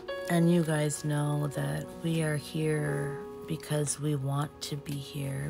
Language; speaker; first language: English; early bilingual, other home language; Portuguese